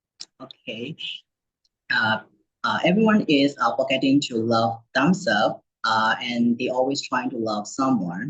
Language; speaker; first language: English; non-native, learner; Burmese